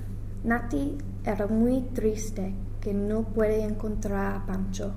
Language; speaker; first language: Spanish; non-native, learner; English